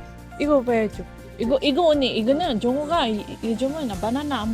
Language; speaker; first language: Korean; non-native, learner; Filipino